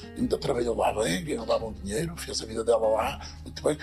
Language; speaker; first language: Portuguese; native; Portuguese